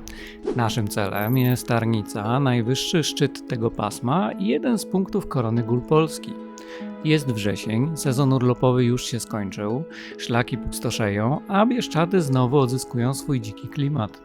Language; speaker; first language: Polish; native; Polish